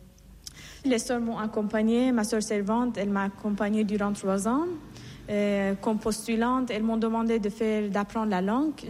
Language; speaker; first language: French; non-native, fluent; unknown